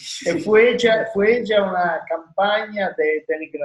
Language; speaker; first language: Spanish; non-native, learner; Italian